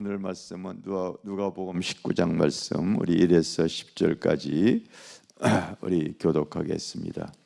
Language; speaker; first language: Korean; native; Korean